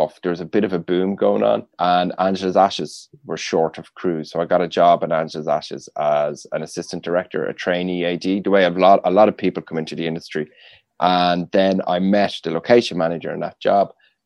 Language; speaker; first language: English; native; English